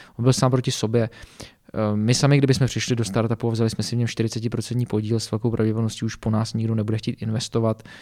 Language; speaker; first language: Czech; native; Czech